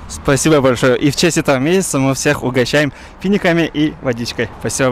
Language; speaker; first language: Russian; native; Russian